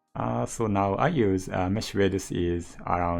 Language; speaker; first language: English; non-native, learner; Japanese